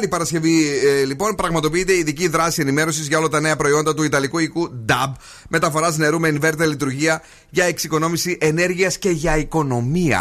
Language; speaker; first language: Greek; native; Greek